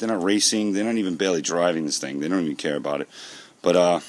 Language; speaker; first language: English; native; English